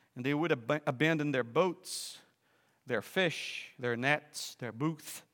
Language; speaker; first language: English; non-native, fluent; Portuguese